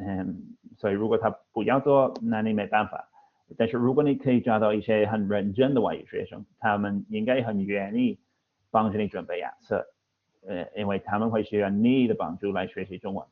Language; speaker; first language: Chinese; non-native, fluent; English